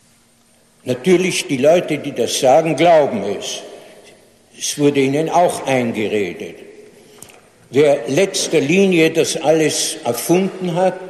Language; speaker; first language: German; non-native, fluent; English